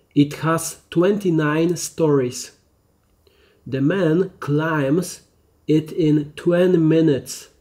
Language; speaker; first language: English; non-native, learner; Polish